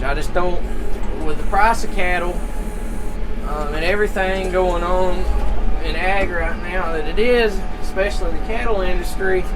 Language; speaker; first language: English; native; English